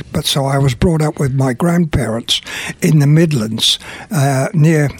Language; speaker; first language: English; native; English